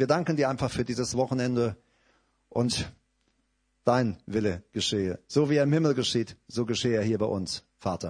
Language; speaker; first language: German; native; German